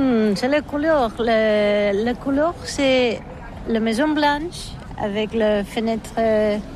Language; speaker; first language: French; non-native, learner; Catalan